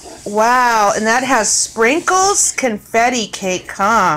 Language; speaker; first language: English; native; English